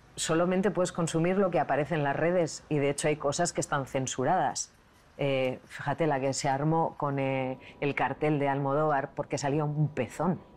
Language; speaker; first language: Spanish; non-native, local second language; Basque